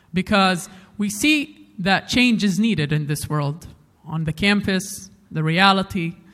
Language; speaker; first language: English; non-native, fluent; Arabic